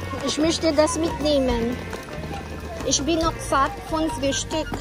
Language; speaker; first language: German; non-native, learner; Cebuano